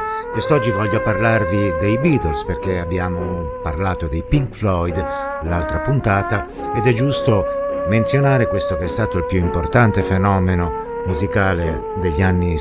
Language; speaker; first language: Italian; native; Italian